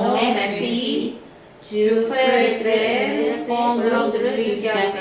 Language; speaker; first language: French; non-native, learner; Korean